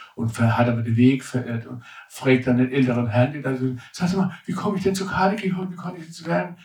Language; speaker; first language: German; native; German